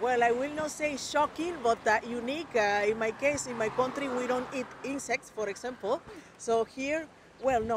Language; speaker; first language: English; non-native, fluent; Spanish